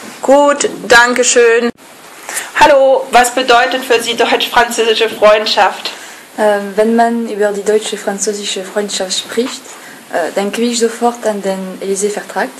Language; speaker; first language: German; non-native, learner; French